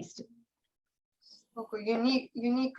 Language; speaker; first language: Japanese; non-native, learner; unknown